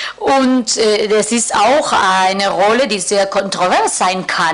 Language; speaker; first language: German; non-native, fluent; Spanish